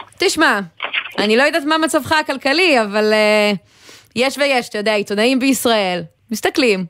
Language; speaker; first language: Hebrew; native; Hebrew